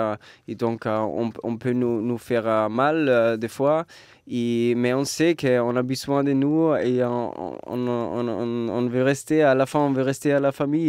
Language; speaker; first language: French; non-native, learner; German